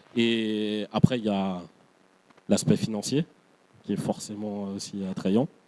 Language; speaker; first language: French; native; French